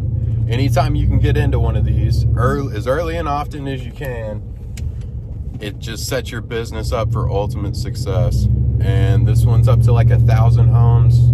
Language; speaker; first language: English; native; English